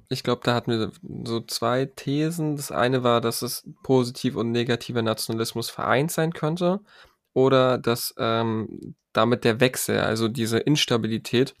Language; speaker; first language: German; native; German